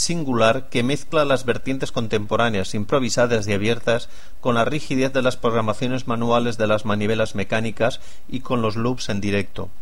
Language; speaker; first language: Spanish; non-native, local second language; Catalan